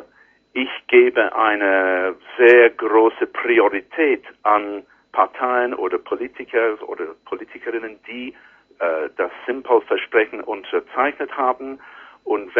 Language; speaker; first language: German; non-native, learner; English